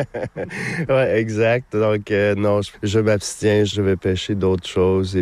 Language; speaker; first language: French; native; French